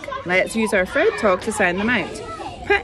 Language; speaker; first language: English; native; English